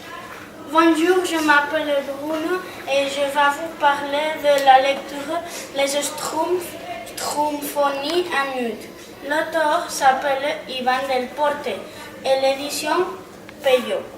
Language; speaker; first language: French; non-native, learner; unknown